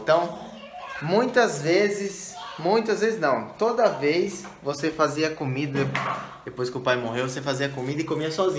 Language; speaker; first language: Portuguese; native; Portuguese